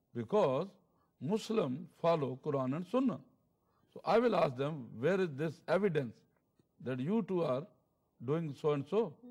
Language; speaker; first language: English; non-native, local second language; Urdu